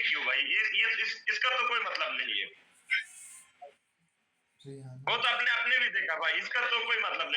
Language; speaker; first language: Hindi; non-native, learner; Bangla